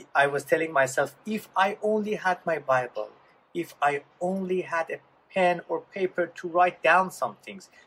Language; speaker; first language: English; non-native, fluent; Persian